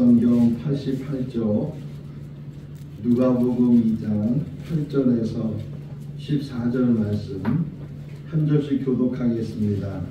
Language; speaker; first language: Korean; native; Korean